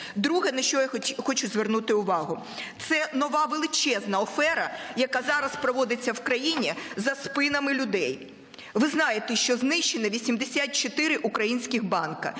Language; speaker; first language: Ukrainian; non-native, local second language; Russian